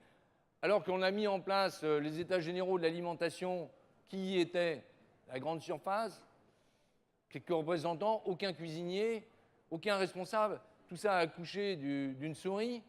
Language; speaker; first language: French; native; French